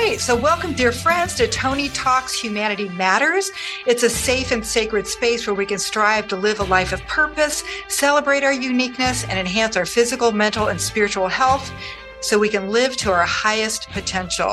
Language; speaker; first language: English; native; English